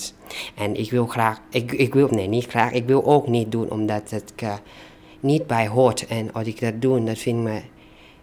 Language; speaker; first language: Dutch; non-native, learner; Thai